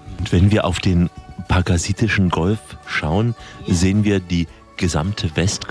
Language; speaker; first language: German; native; German